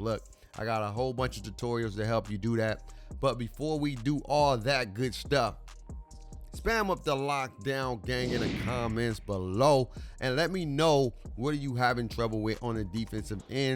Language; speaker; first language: English; native; English